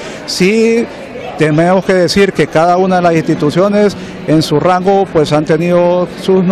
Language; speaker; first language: Spanish; native; Spanish